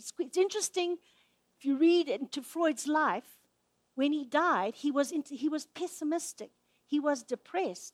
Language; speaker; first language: English; native; English